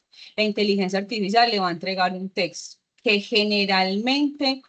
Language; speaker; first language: Spanish; native; Spanish